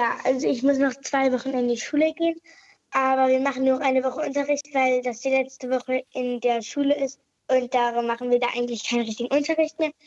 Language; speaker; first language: German; native; German